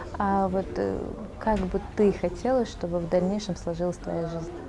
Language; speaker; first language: Russian; native; Russian